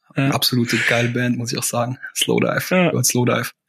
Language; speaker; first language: German; native; German